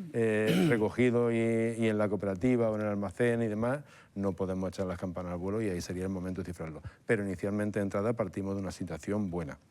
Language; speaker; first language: Spanish; native; Spanish